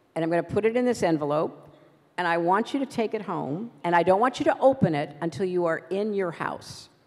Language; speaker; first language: English; native; English